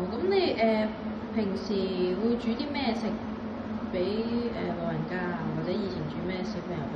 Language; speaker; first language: Cantonese; native; Cantonese